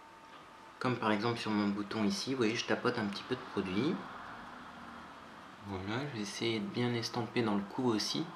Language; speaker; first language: French; native; French